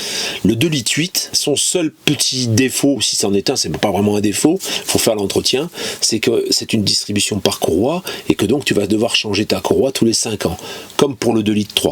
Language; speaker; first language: French; native; French